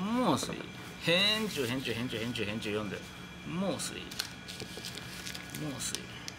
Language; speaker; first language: Chinese; non-native, learner; Japanese